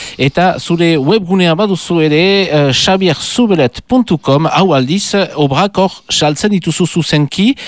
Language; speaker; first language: Basque; native; Basque